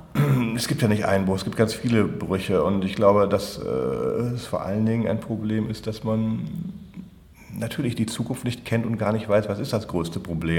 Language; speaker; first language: German; native; German